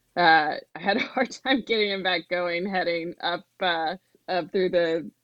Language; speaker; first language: English; native; English